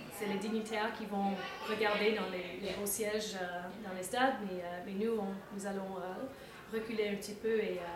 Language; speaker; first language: French; non-native, fluent; English